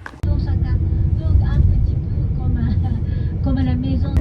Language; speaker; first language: French; non-native, fluent; Japanese